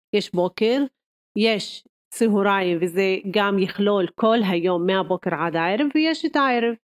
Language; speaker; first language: Hebrew; non-native, local second language; Arabic